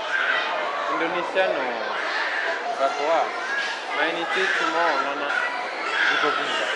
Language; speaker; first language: Japanese; non-native, learner; Indonesian